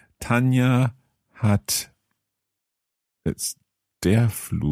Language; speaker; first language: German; non-native, learner; English